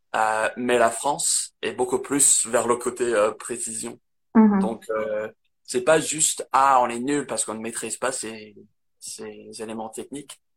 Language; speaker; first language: French; non-native, fluent; English